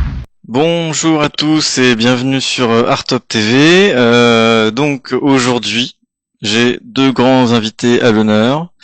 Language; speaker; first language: French; native; French